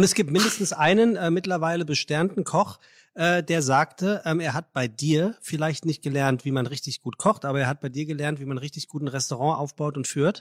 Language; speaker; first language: German; native; German